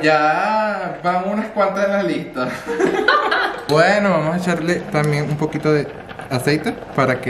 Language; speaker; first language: Spanish; native; Spanish